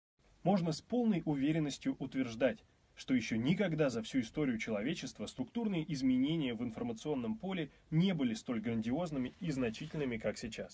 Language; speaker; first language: Russian; native; Russian